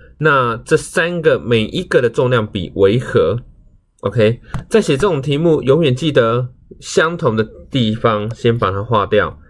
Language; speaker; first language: Chinese; native; Chinese